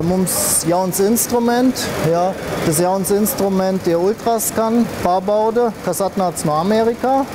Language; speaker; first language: Latvian; non-native, learner; German